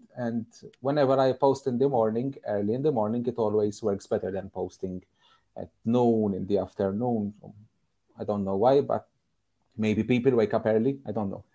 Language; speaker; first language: English; non-native, fluent; Maltese